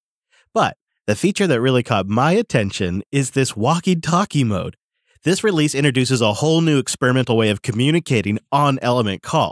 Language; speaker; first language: English; native; English